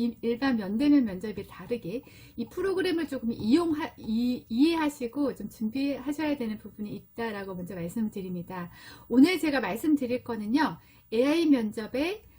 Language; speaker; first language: Korean; native; Korean